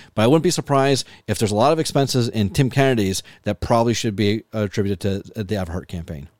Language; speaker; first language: English; native; English